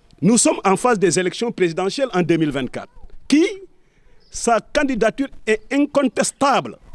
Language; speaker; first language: French; non-native, local second language; Serer